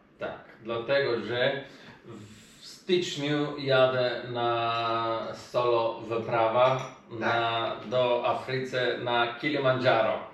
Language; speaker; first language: Polish; non-native, fluent; Macedonian